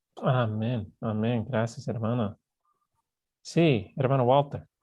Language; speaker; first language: Spanish; non-native, fluent; English